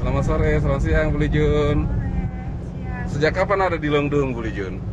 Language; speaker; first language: Indonesian; native; Indonesian